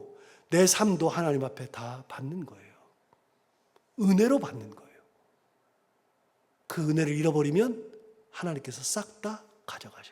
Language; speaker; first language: Korean; native; Korean